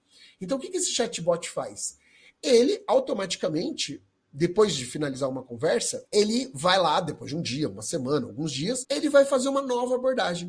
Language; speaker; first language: Portuguese; native; Portuguese